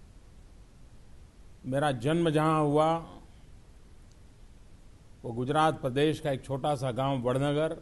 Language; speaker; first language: Hindi; non-native, local second language; Gujarati